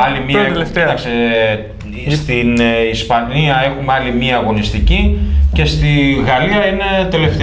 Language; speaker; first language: Greek; native; Greek